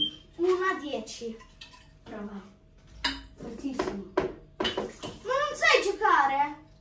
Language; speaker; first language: Italian; early bilingual, other home language; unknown